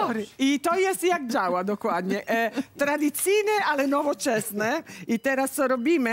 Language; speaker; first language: Polish; non-native, learner; Italian